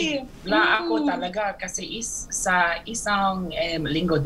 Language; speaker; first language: Filipino; non-native, learner; English